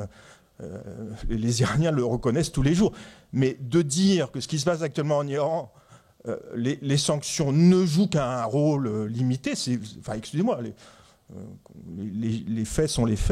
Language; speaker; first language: French; native; French